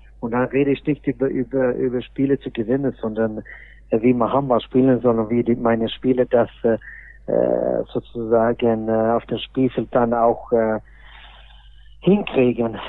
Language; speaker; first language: German; non-native, fluent; Swedish